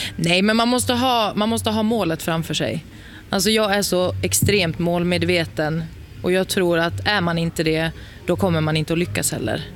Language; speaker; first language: Swedish; native; Swedish